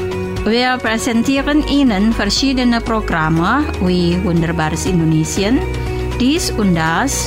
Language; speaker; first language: German; non-native, fluent; Indonesian